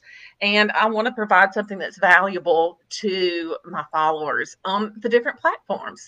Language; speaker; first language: English; native; English